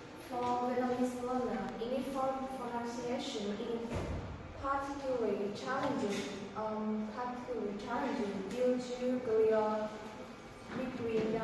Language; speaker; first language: English; non-native, learner; Vietnamese